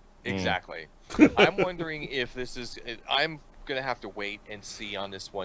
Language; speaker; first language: English; native; English